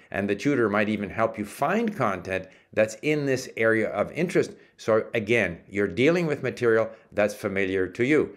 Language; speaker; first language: English; early bilingual, other home language; Czech